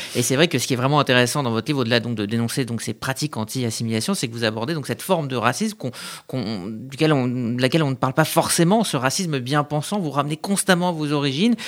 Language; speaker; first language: French; native; French